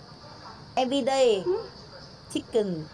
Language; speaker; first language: English; non-native, learner; Vietnamese